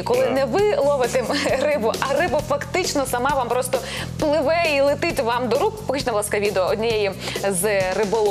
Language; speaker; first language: Ukrainian; native; Ukrainian